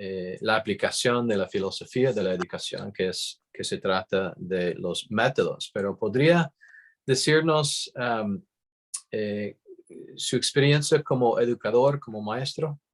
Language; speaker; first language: Spanish; non-native, fluent; English